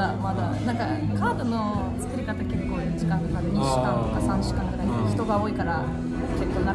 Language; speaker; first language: Japanese; non-native, fluent; Russian